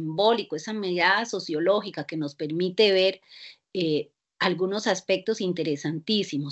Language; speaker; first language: Spanish; native; Spanish